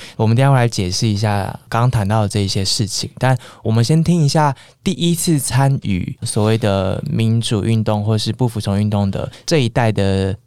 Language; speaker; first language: Chinese; native; Chinese